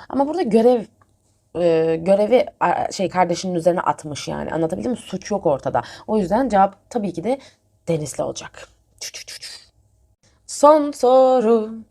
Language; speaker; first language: Turkish; native; Turkish